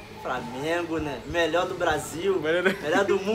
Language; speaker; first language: Portuguese; native; Portuguese